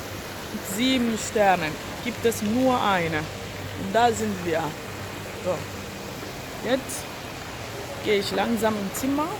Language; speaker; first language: German; non-native, learner; Lingala